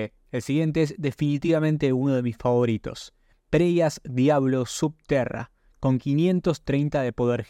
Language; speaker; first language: Spanish; native; Spanish